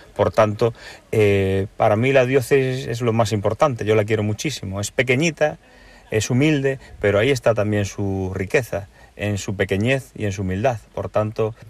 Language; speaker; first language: Spanish; native; Spanish